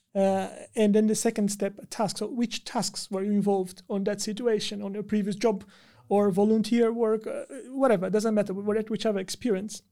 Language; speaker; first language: English; non-native, fluent; Portuguese